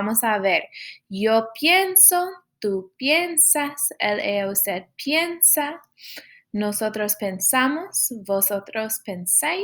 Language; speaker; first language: Spanish; non-native, fluent; English